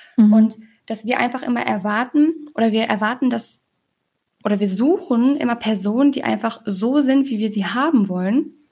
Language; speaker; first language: German; native; German